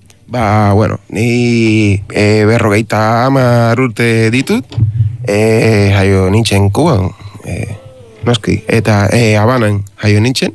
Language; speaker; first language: Basque; non-native, learner; Spanish